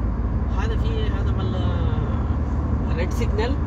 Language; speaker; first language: Arabic; non-native, learner; Hindi